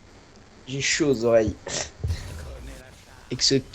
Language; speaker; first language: French; native; French